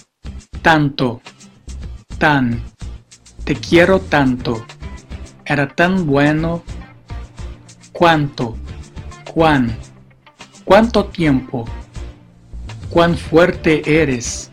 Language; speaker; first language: Spanish; non-native, fluent; Portuguese